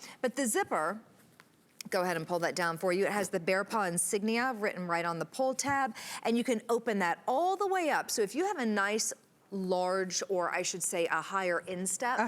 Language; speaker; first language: English; native; English